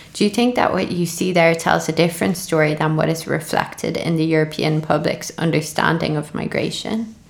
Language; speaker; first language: English; native; English